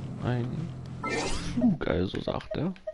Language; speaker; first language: German; native; German